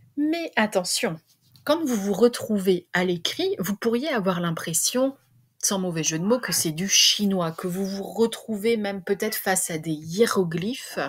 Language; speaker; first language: French; native; French